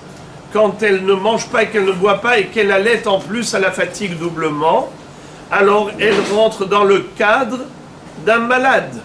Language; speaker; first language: French; native; French